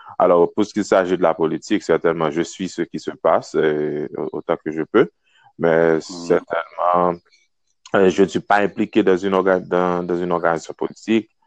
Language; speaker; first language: French; non-native, local second language; Haitian Creole